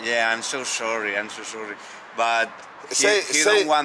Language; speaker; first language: English; non-native, learner; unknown